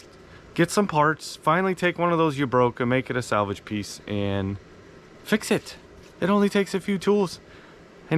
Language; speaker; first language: English; native; English